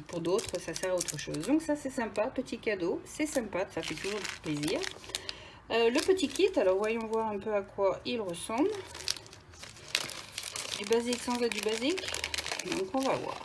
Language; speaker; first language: French; native; French